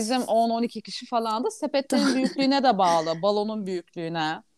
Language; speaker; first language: Turkish; native; Turkish